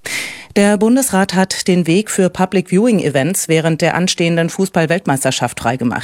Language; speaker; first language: German; native; German